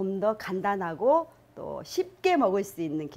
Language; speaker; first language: Korean; native; Korean